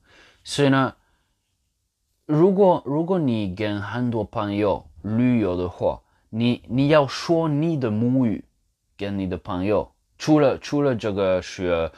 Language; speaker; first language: Chinese; non-native, learner; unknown